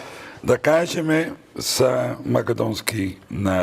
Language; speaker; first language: Macedonian; non-native, fluent; Dutch